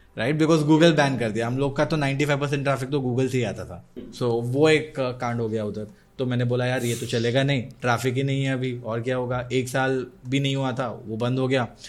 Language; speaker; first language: Hindi; non-native, local second language; Odia